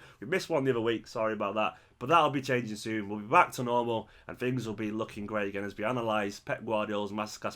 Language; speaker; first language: English; native; English